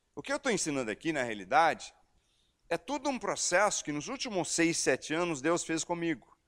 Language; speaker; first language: Portuguese; non-native, fluent; English